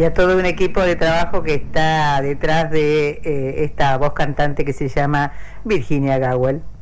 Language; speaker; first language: Spanish; native; Spanish